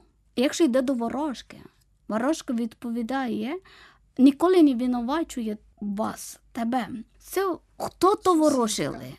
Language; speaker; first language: Ukrainian; non-native, fluent; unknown